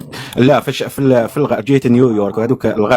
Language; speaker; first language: Arabic; native; Arabic